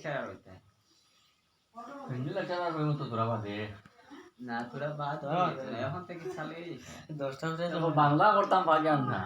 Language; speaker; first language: Hindi; non-native, local second language; Bangla